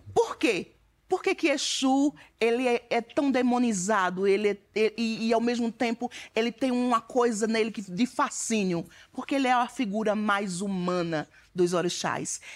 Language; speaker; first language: Portuguese; native; Portuguese